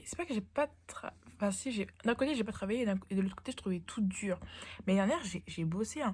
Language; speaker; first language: French; native; French